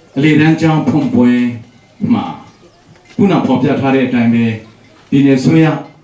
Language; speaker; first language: Burmese; non-native, local second language; Tedim Chin